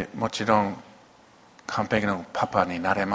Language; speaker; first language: Japanese; non-native, local second language; English